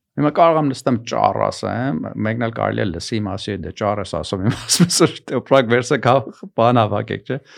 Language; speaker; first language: Armenian; early bilingual, heritage; Armenian